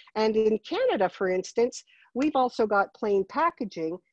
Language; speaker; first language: English; native; English